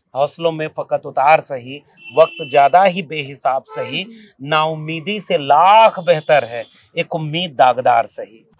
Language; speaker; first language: Hindi; native; Hindi